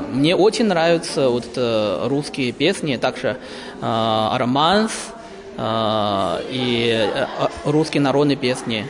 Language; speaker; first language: Russian; early bilingual, heritage; Chinese